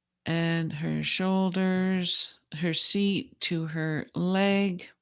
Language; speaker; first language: English; native; English